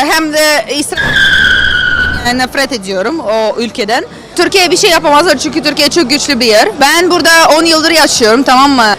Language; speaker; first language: Turkish; non-native, fluent; Russian